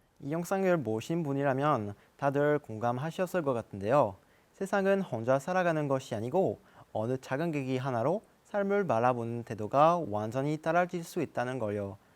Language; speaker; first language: Korean; non-native, fluent; French